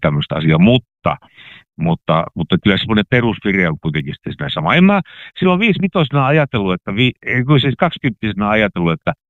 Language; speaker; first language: Finnish; native; Finnish